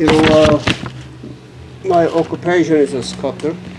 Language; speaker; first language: English; non-native, learner; Korean